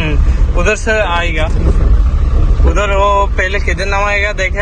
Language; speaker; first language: Hindi; non-native, fluent; Bangla